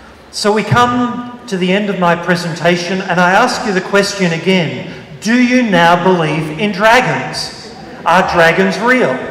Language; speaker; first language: English; native; English